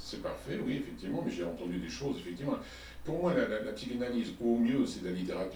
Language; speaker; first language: French; native; French